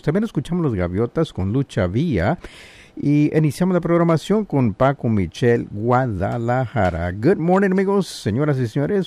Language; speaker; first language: Spanish; native; Spanish